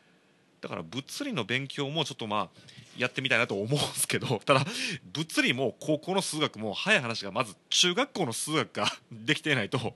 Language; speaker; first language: Japanese; native; Japanese